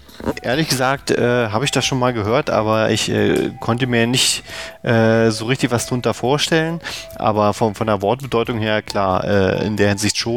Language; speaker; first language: German; native; German